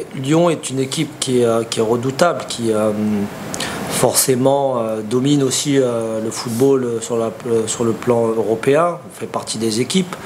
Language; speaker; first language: French; native; French